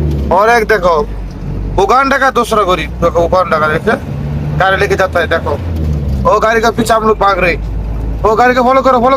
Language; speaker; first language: Hindi; non-native, learner; Bangla